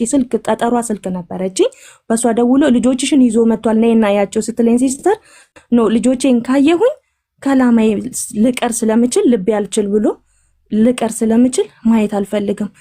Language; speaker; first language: Amharic; native; Amharic